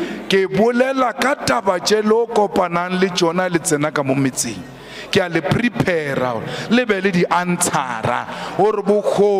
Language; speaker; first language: English; non-native, local second language; Northern Sotho